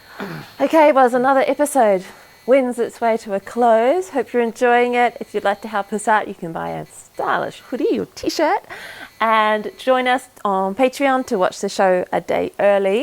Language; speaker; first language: English; native; English